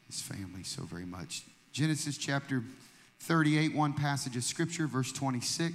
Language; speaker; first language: English; native; English